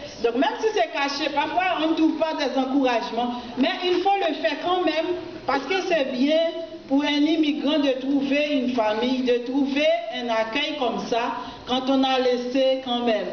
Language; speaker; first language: French; non-native, local second language; Haitian Creole